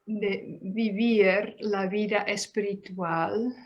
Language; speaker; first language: Spanish; non-native, fluent; Dutch